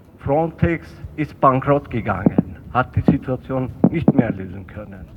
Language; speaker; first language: German; early bilingual, other home language; Turkish